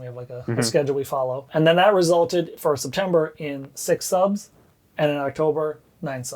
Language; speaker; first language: English; native; English